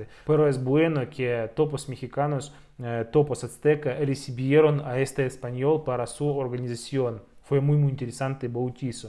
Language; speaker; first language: Spanish; non-native, fluent; Russian